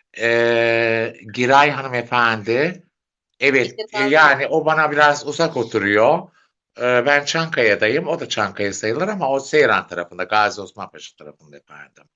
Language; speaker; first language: Turkish; native; Turkish